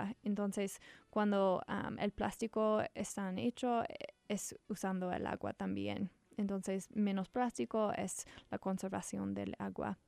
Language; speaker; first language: Spanish; non-native, learner; English